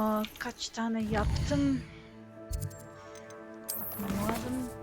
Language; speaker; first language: Turkish; non-native, learner; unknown